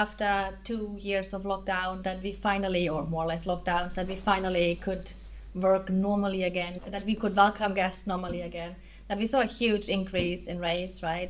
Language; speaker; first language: English; non-native, fluent; German